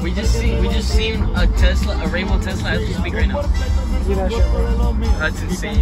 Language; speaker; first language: English; early bilingual, other home language; Spanish